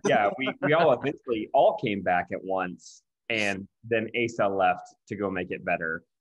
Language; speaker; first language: English; native; English